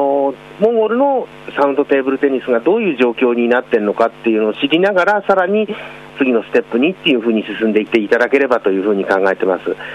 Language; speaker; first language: Japanese; native; Japanese